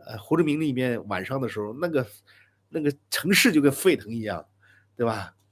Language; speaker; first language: Chinese; native; Chinese